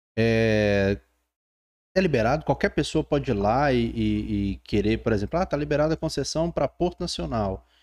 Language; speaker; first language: Portuguese; native; Portuguese